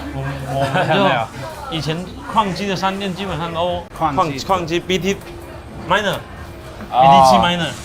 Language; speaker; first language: Chinese; native; Chinese